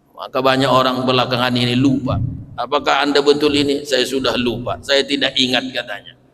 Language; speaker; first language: Malay; non-native, local second language; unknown